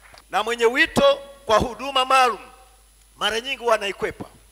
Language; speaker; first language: Swahili; native; Swahili